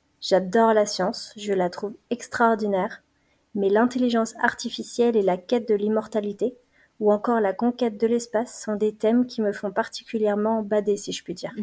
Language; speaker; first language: French; native; French